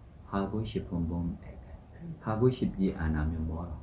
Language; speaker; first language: Korean; non-native, learner; Burmese